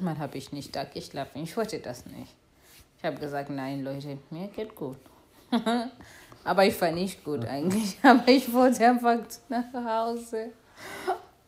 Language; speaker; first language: German; non-native, learner; North Ndebele